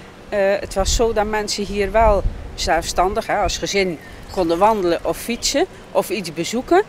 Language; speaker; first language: Dutch; native; Dutch